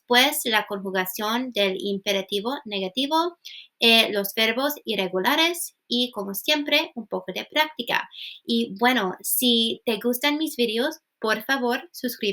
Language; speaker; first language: Spanish; non-native, fluent; English